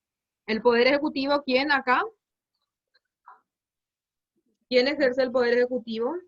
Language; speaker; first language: Spanish; native; Spanish